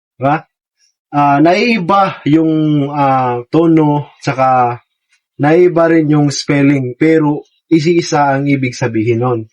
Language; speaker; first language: Filipino; non-native, local second language; Cebuano